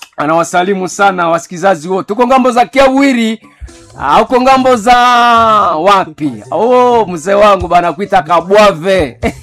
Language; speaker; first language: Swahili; non-native, local second language; Nande